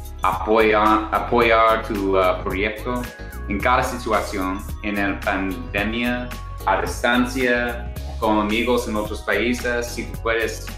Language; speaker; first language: Spanish; non-native, learner; English